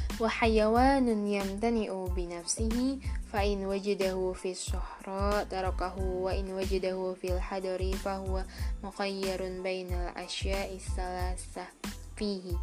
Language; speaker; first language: Arabic; non-native, fluent; Indonesian